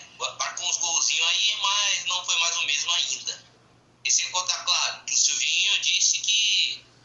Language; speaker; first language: Portuguese; native; Portuguese